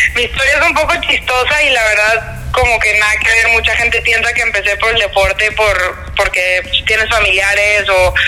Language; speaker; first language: Spanish; native; Spanish